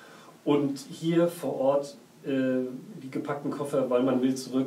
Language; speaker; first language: German; native; German